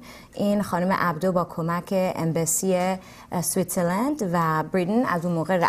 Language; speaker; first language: Persian; early bilingual, heritage; Persian